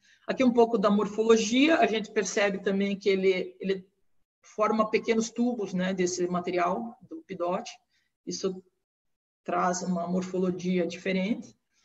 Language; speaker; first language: Portuguese; native; Portuguese